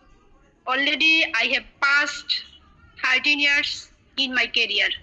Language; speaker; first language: English; non-native, learner; Bangla